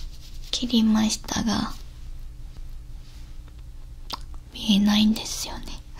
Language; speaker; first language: Japanese; non-native, learner; Korean